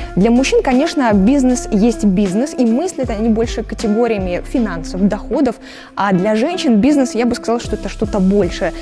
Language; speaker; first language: Russian; native; Russian